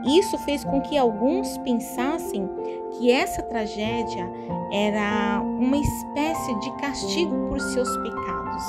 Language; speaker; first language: Portuguese; native; Portuguese